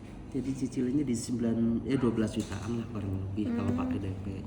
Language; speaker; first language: Indonesian; native; Indonesian